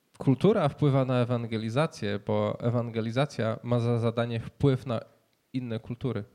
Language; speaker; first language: Polish; native; Polish